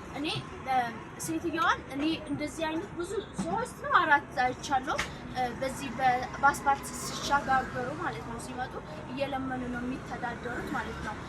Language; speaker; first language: Amharic; non-native, local second language; Tigrinya